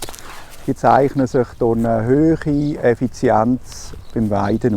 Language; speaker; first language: German; native; German